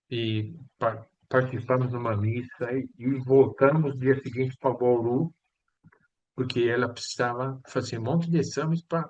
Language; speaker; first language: Portuguese; non-native, fluent; Swedish